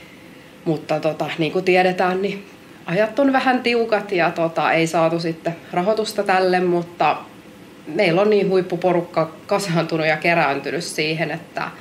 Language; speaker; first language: Finnish; native; Finnish